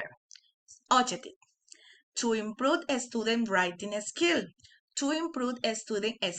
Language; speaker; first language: English; non-native, learner; Spanish